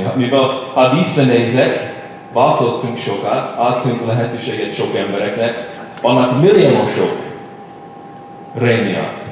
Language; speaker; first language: Hungarian; non-native, learner; English